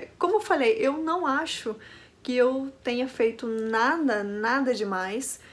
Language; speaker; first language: Portuguese; non-native, fluent; Spanish